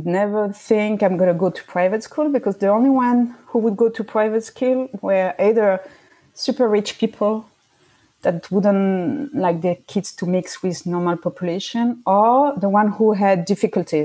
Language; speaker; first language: English; non-native, fluent; French